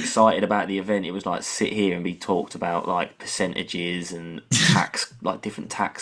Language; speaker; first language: English; native; English